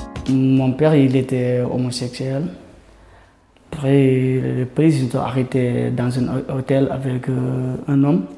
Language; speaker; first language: French; non-native, learner; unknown